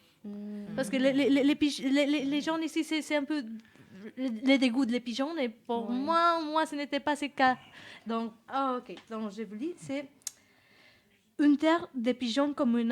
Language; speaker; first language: French; non-native, fluent; Spanish